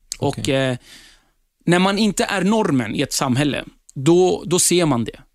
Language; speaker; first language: Swedish; early bilingual, other home language; Kurdish